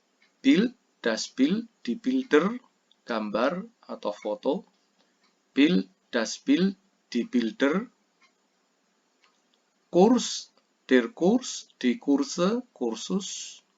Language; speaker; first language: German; non-native, fluent; Indonesian